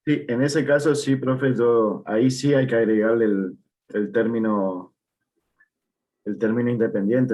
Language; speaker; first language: Spanish; native; Spanish